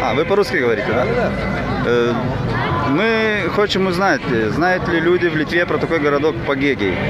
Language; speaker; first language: Russian; non-native, local second language; Lithuanian